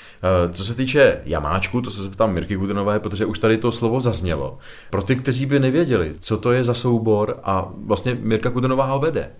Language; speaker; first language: Czech; native; Czech